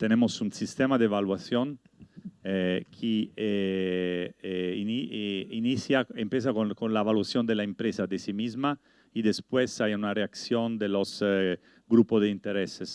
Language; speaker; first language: Spanish; non-native, learner; Italian